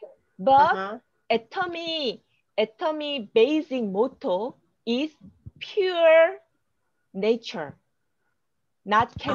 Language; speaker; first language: English; non-native, learner; Korean